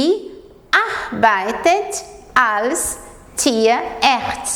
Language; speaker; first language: German; non-native, fluent; Portuguese